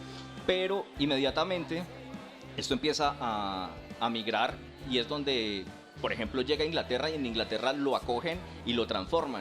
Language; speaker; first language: Spanish; native; Spanish